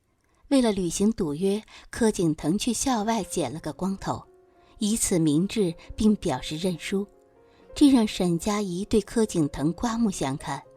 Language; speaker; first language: Chinese; native; Chinese